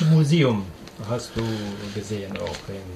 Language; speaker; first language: German; non-native, learner; Persian